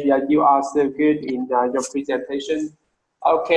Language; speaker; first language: English; non-native, learner; Vietnamese